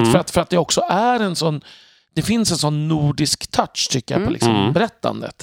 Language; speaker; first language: Swedish; native; Swedish